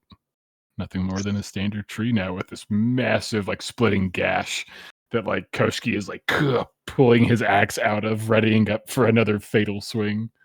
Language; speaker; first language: English; native; English